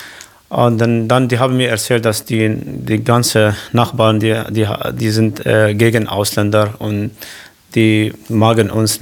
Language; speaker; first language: German; non-native, learner; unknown